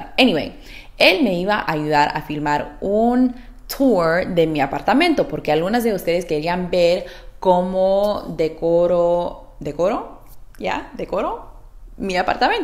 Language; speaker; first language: Spanish; early bilingual, heritage; Spanish